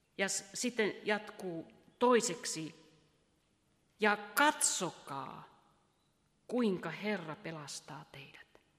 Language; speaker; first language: Finnish; native; Finnish